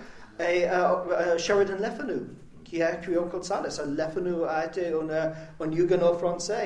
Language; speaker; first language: French; non-native, learner; English